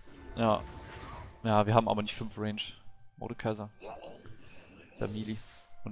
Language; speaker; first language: German; native; German